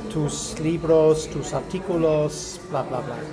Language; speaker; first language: Spanish; non-native, fluent; English